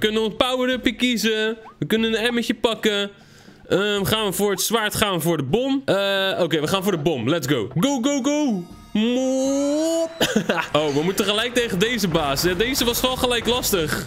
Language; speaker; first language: Dutch; native; Dutch